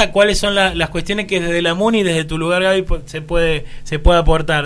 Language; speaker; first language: Spanish; native; Spanish